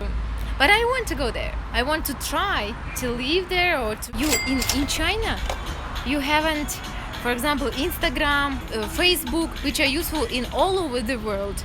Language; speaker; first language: English; non-native, learner; Russian